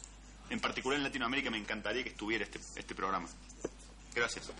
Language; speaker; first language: Spanish; native; Spanish